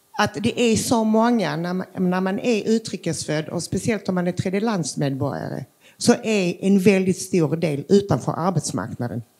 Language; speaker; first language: Swedish; early bilingual, other home language; Macedonian